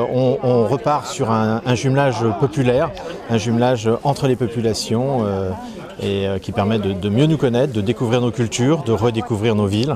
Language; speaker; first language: French; native; French